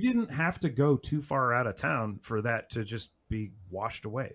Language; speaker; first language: English; native; English